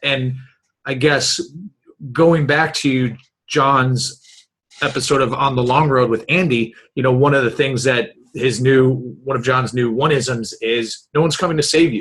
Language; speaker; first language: English; native; English